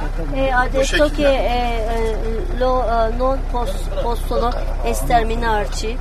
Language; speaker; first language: Italian; non-native, learner; Kurdish